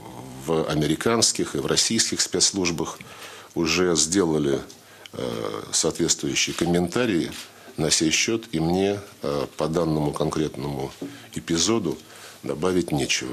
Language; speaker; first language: Russian; native; Russian